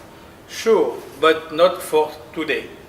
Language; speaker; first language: English; non-native, learner; French